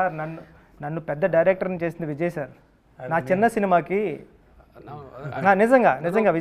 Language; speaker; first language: Telugu; native; Telugu